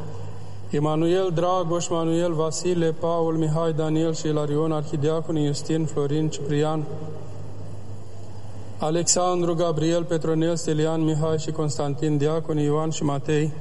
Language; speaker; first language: Romanian; native; Romanian